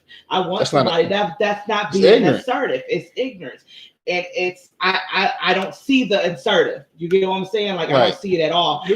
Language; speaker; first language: English; native; English